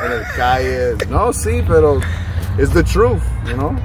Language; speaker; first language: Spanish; early bilingual, heritage; English